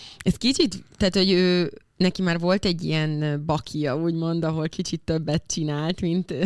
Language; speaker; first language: Hungarian; native; Hungarian